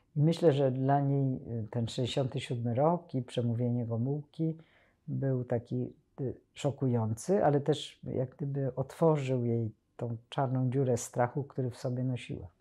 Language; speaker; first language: Polish; native; Polish